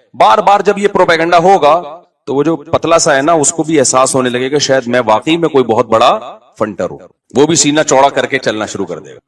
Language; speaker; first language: Urdu; native; Urdu